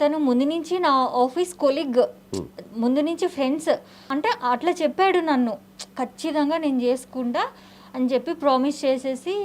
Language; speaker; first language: Telugu; native; Telugu